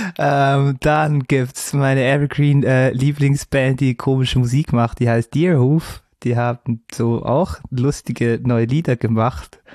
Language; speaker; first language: German; native; German